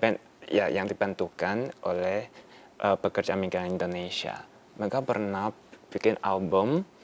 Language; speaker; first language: Indonesian; non-native, fluent; Chinese